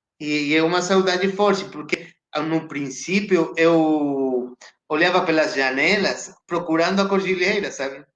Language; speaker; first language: Portuguese; non-native, fluent; Spanish